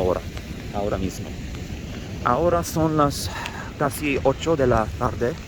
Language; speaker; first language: Spanish; non-native, learner; English